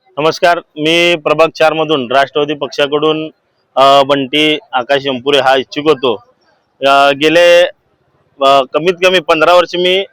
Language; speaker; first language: Marathi; native; Marathi